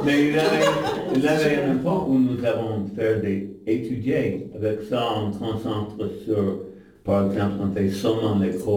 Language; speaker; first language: French; non-native, learner; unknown